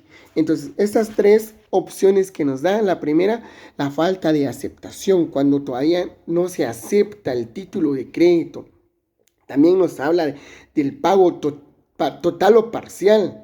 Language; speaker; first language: Spanish; native; Spanish